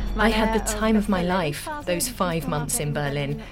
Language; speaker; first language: English; non-native, fluent; Turkish